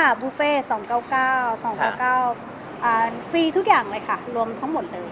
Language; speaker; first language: Thai; native; Thai